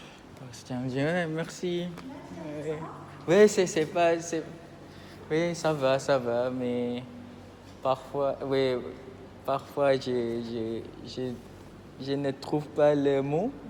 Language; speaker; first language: French; non-native, learner; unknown